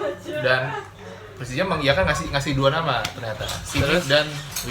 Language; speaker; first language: Indonesian; native; Indonesian